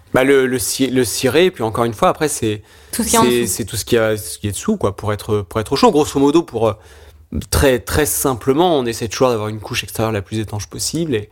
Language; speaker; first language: French; native; French